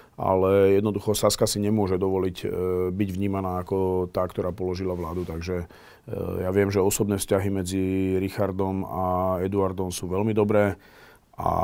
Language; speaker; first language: Slovak; native; Slovak